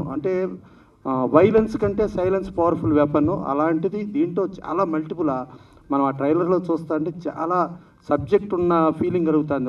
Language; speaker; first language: Telugu; native; Telugu